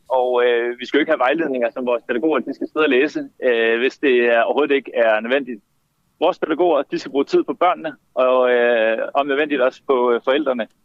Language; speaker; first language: Danish; native; Danish